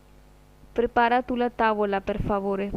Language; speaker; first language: Italian; non-native, fluent; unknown